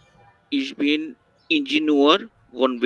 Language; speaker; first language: German; non-native, learner; Bangla